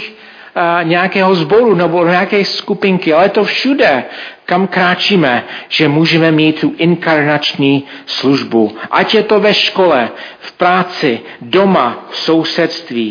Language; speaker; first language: Czech; non-native, fluent; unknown